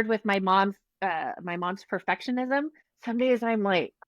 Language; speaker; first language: English; native; English